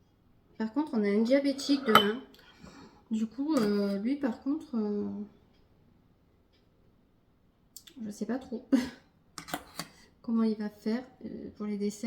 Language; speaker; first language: French; native; French